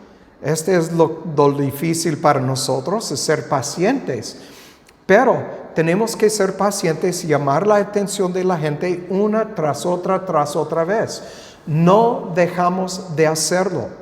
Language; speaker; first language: Spanish; non-native, fluent; English